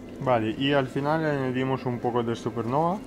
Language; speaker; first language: Spanish; native; Spanish